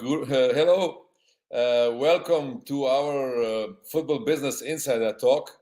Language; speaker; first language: English; non-native, learner; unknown